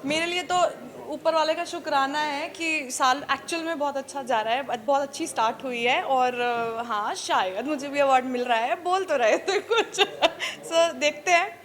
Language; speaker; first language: Hindi; native; Hindi